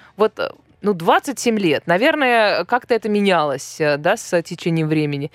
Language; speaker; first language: Russian; native; Russian